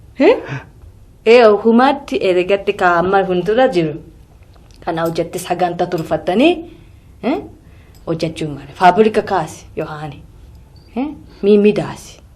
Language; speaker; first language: Oromo; non-native, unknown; Japanese